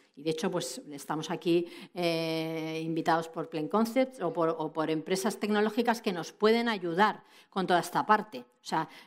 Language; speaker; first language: Spanish; native; Spanish